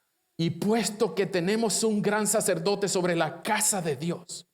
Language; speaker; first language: Spanish; native; Spanish